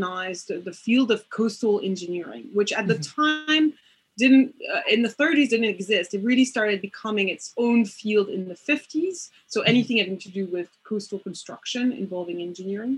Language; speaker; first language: English; non-native, fluent; French